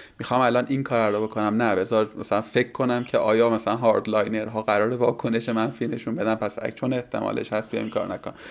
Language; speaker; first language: Persian; native; Persian